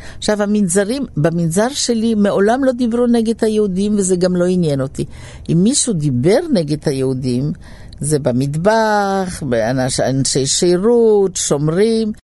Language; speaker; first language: Hebrew; early bilingual, other home language; Polish